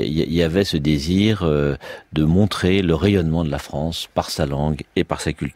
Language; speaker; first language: French; native; French